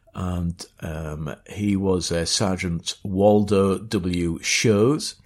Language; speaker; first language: English; native; English